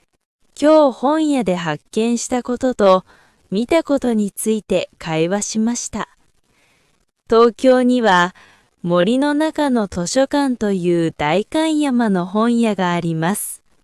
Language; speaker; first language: Japanese; non-native, fluent; Korean